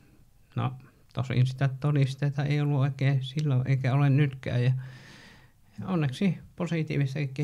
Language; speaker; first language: Finnish; native; Finnish